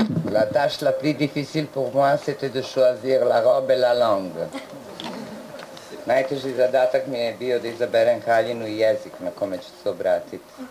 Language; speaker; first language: French; non-native, fluent; Serbian